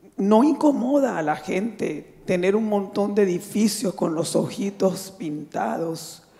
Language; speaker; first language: Spanish; native; Spanish